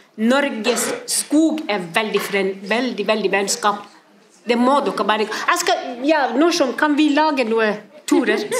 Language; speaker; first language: Norwegian; non-native, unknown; Somali